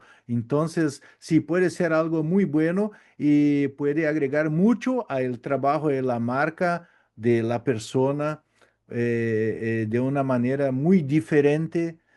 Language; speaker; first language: Spanish; non-native, learner; Portuguese